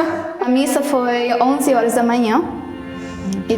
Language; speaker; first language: Portuguese; non-native, fluent; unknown